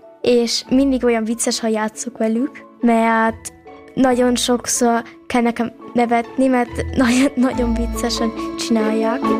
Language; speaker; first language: Hungarian; early bilingual, heritage; German